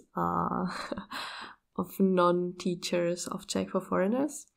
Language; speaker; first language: English; non-native, fluent; Czech